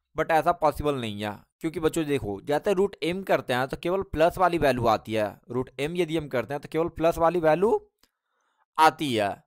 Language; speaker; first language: Hindi; native; Hindi